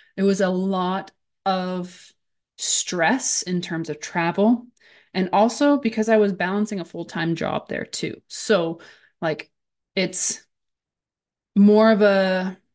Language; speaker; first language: English; native; English